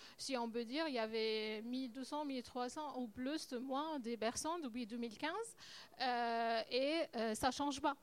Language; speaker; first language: French; non-native, learner; Arabic